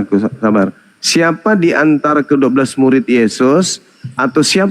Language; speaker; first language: Indonesian; native; Indonesian